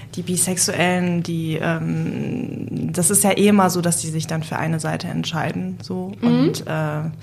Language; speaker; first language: German; native; German